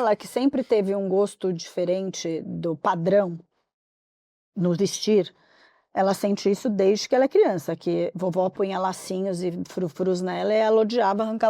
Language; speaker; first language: Portuguese; native; Portuguese